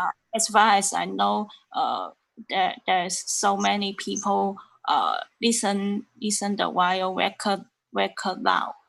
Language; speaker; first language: English; non-native, learner; Chinese